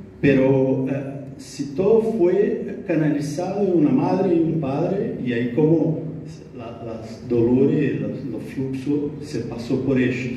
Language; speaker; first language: Spanish; non-native, learner; Portuguese